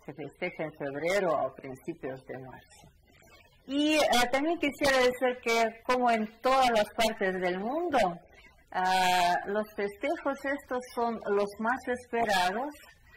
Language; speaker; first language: Spanish; non-native, fluent; Russian